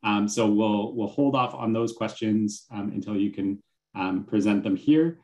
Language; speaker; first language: English; native; English